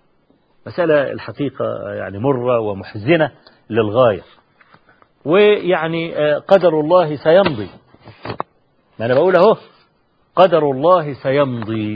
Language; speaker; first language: Arabic; native; Arabic